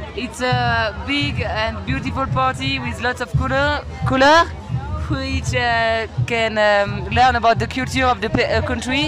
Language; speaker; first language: English; non-native, learner; French